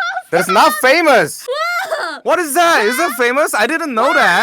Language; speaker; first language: English; non-native, learner; Korean